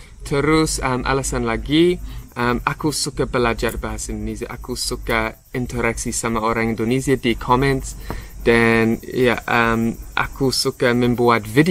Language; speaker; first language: Indonesian; non-native, learner; English